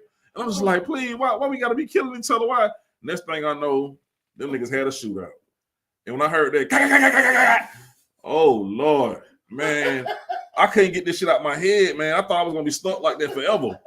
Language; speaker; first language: English; native; English